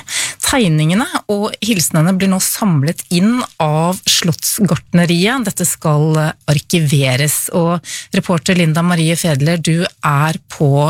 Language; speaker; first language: Norwegian; native; Norwegian